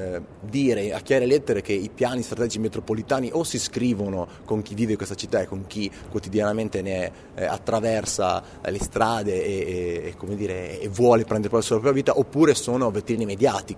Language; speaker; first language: Italian; native; Italian